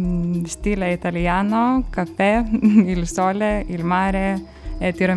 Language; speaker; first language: Italian; non-native, learner; Lithuanian